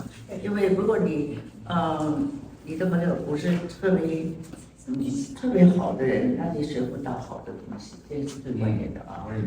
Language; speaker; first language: Chinese; non-native, local second language; Cantonese